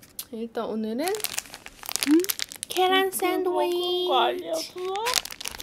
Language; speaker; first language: Korean; native; Korean